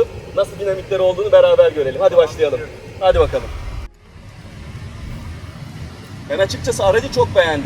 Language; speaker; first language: Turkish; native; Turkish